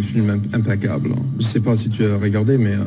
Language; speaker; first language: French; non-native, learner; English